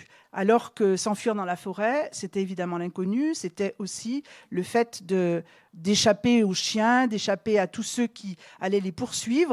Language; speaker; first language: French; native; French